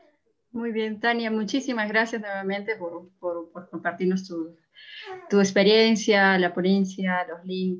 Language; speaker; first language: Spanish; native; Spanish